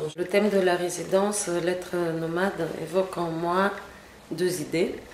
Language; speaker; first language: French; non-native, fluent; Bulgarian